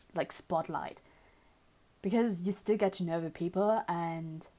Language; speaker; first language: English; early bilingual, other home language; German